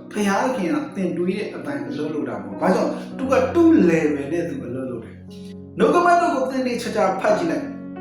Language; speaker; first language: Burmese; non-native, local second language; Kachin